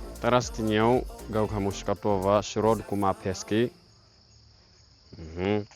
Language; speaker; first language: Polish; non-native, learner; Swahili